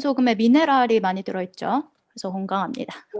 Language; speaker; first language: Korean; native; Korean